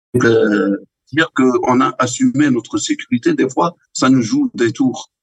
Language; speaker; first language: French; non-native, local second language; Arabic